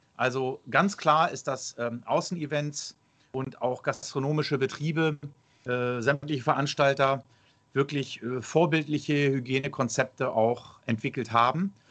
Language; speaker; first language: German; early bilingual, other home language; Arabic